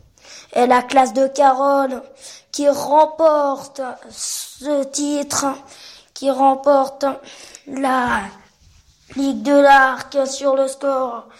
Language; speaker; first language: French; native; French